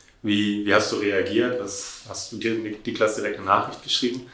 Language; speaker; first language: German; native; German